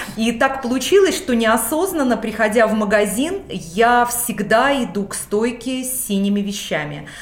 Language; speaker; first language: Russian; native; Russian